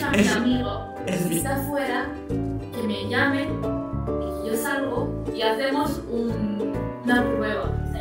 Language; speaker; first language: Spanish; early bilingual, other home language; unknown